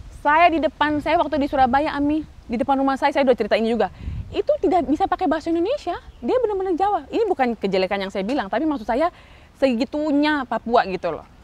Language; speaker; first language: Indonesian; native; Indonesian